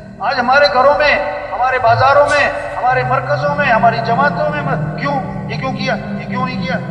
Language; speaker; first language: Urdu; non-native, local second language; Pashto